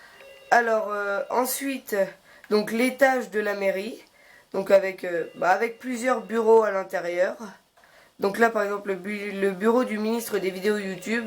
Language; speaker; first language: French; native; French